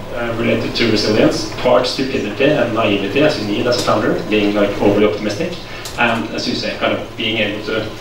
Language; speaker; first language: English; non-native, fluent; Norwegian